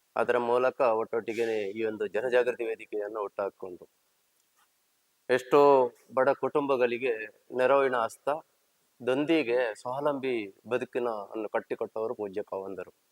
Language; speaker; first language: Kannada; native; Kannada